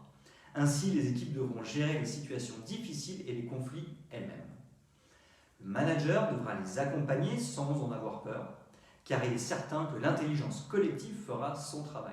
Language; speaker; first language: French; native; French